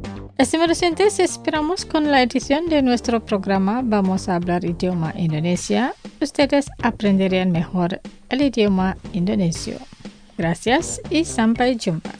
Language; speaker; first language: Spanish; non-native, fluent; Indonesian